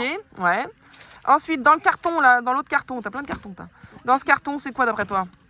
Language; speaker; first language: French; native; French